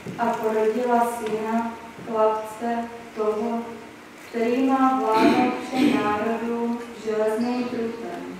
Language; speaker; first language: Czech; native; Czech